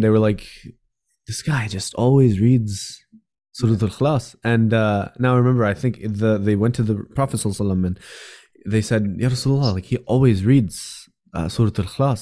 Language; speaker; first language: English; native; English